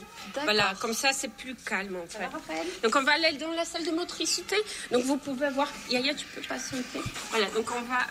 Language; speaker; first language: French; native; French